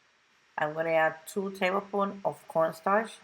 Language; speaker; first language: English; non-native, local second language; Spanish